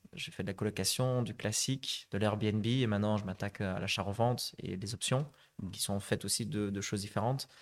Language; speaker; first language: French; native; French